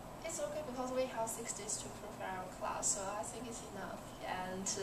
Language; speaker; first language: English; non-native, learner; Chinese